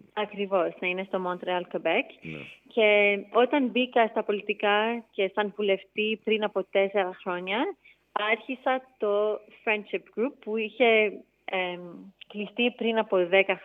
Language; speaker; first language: Greek; early bilingual, heritage; English